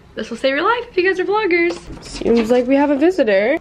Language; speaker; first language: English; native; English